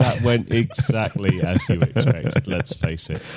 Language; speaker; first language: English; native; English